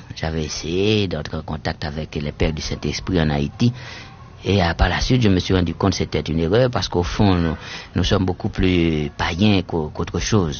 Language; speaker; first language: French; non-native, local second language; Haitian Creole